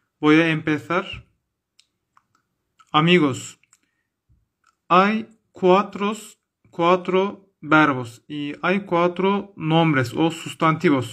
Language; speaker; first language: Spanish; non-native, learner; Turkish